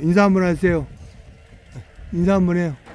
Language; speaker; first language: Korean; native; Korean